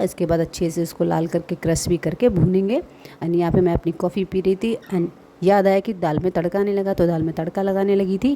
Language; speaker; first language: Hindi; native; Hindi